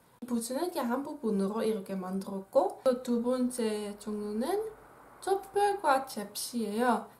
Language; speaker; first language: Korean; non-native, fluent; Dutch